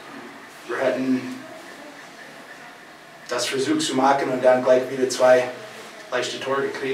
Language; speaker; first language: German; non-native, fluent; English